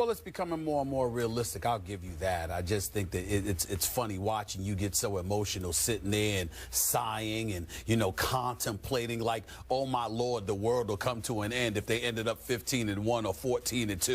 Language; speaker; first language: English; native; English